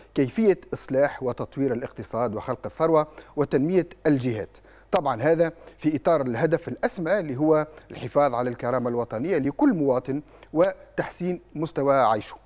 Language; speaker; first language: Arabic; native; Arabic